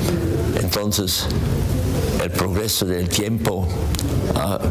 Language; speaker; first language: Spanish; non-native, learner; German